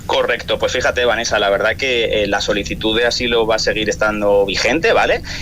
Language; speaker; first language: Spanish; native; Spanish